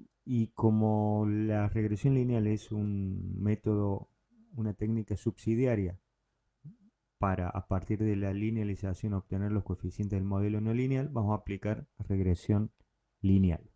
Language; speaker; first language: Spanish; native; Spanish